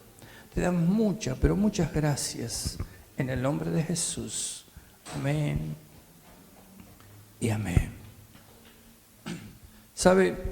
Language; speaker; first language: Spanish; native; Spanish